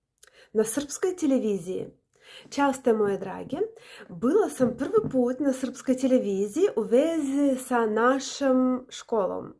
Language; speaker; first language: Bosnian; non-native, learner; Russian